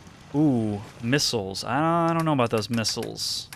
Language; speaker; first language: English; native; English